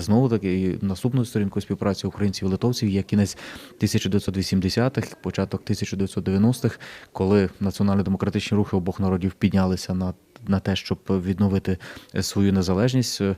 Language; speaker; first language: Ukrainian; native; Ukrainian